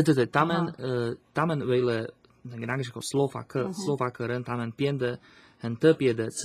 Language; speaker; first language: Chinese; non-native, learner; Slovak